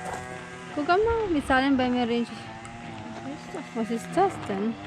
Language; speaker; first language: German; non-native, learner; Filipino